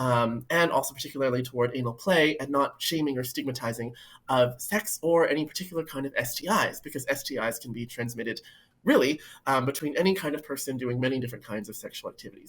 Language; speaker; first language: English; native; English